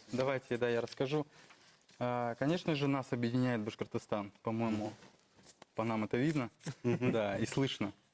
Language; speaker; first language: Russian; native; Russian